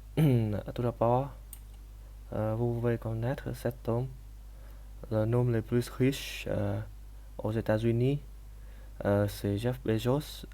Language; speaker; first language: French; non-native, learner; Vietnamese